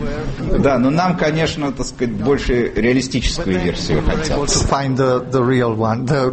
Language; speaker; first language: Russian; native; Russian